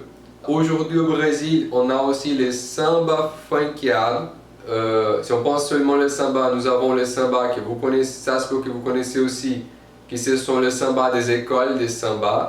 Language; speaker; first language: French; non-native, fluent; Portuguese